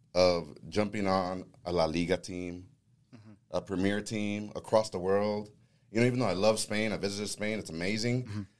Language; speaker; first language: English; native; English